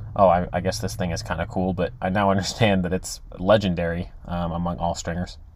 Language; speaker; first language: English; native; English